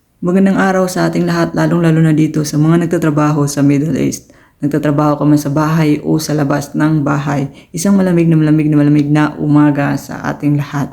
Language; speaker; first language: Filipino; native; Filipino